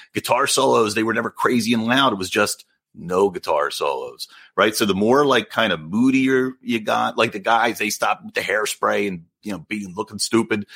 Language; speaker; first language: English; native; English